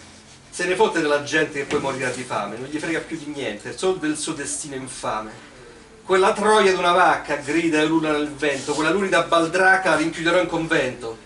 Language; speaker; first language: Italian; native; Italian